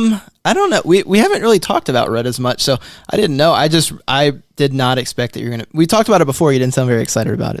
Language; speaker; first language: English; native; English